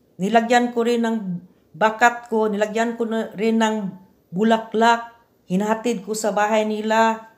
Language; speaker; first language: Filipino; non-native, local second language; Cebuano